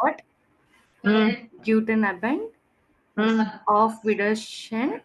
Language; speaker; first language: German; non-native, learner; Tamil